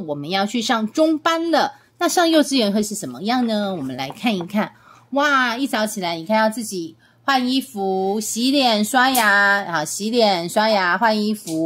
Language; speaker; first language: Chinese; native; Chinese